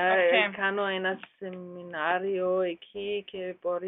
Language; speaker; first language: Greek; non-native, learner; German